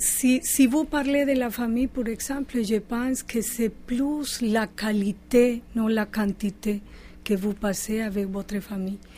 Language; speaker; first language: French; non-native, fluent; Spanish